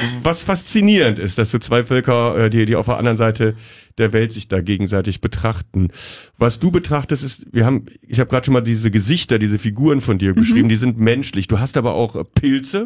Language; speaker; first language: German; native; German